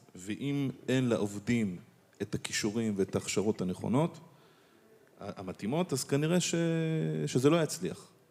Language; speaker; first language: Hebrew; native; Hebrew